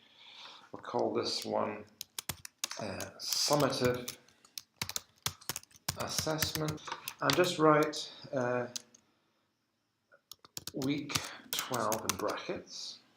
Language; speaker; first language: English; native; English